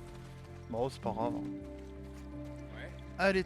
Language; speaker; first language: French; native; French